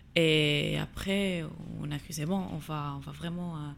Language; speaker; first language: French; non-native, local second language; Tachelhit